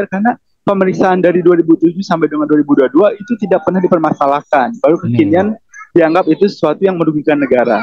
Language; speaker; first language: Indonesian; native; Indonesian